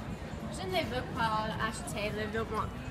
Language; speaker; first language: French; non-native, learner; English